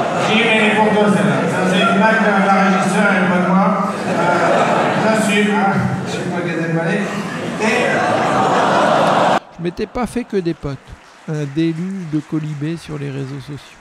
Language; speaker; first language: French; native; French